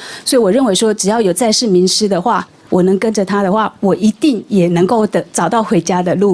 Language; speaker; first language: Chinese; native; Chinese